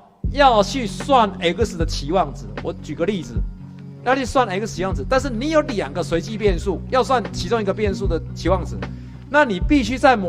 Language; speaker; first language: Chinese; native; Chinese